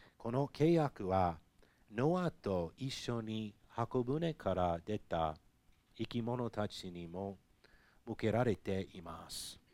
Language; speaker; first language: Japanese; non-native, fluent; English